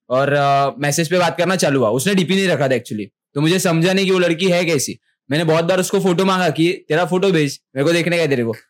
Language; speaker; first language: Hindi; non-native, local second language; Marathi